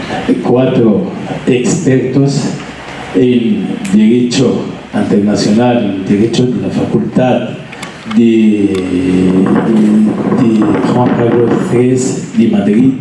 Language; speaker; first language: Spanish; non-native, learner; Arabic